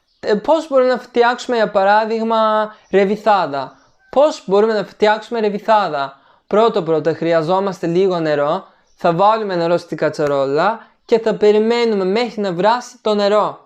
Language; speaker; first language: Greek; non-native, fluent; Turkish